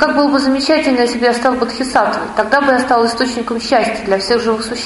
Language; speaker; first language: Russian; native; Russian